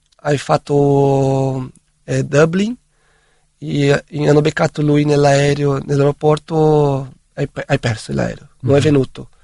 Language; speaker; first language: Italian; non-native, fluent; Portuguese